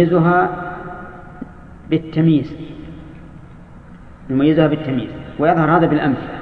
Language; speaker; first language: Arabic; native; Arabic